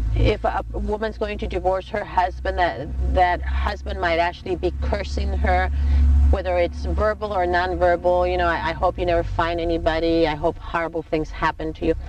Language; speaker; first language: English; native; English